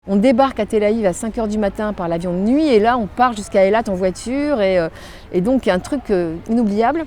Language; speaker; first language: French; native; French